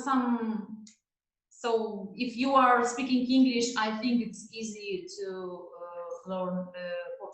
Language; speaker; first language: English; non-native, learner; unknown